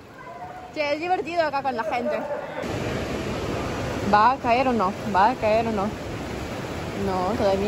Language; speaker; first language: Spanish; non-native, fluent; Ukrainian